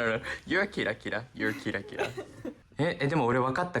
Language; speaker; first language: Japanese; native; Japanese